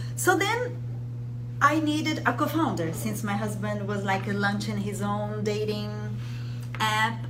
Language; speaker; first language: English; non-native, fluent; Portuguese